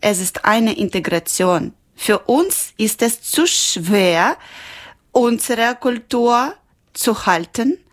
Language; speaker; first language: German; non-native, local second language; Ukrainian